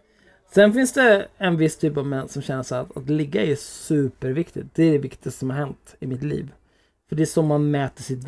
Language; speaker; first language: Swedish; native; Swedish